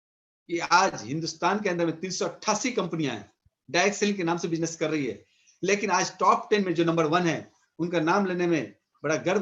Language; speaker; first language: Hindi; native; Hindi